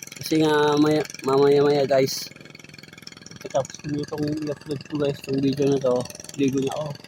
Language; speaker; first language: Filipino; non-native, local second language; Iloko